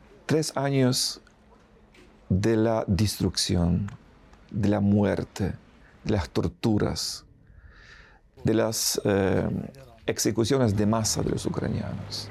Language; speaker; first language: Spanish; non-native, fluent; Ukrainian